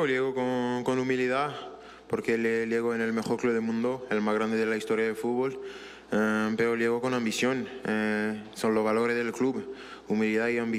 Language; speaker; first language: Spanish; non-native, learner; French